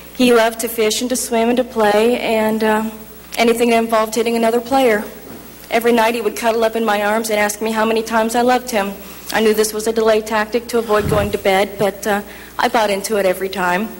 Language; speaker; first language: English; native; English